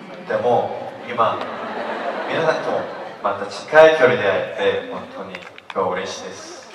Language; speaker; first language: Japanese; non-native, fluent; Korean